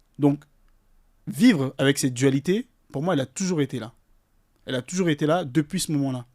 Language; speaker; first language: French; early bilingual, other home language; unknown